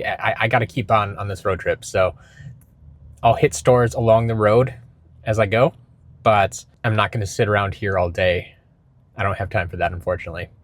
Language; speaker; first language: English; native; English